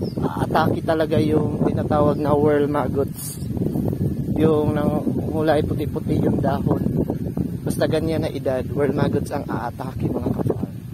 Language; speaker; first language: Filipino; non-native, local second language; Cebuano